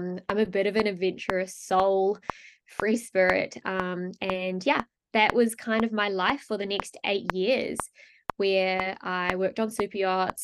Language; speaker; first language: English; native; English